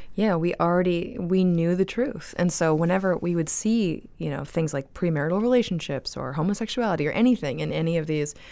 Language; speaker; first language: English; native; English